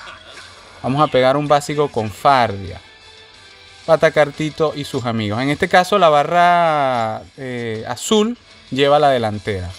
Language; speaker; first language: Spanish; native; Spanish